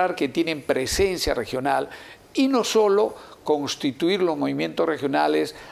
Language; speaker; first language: Spanish; native; Spanish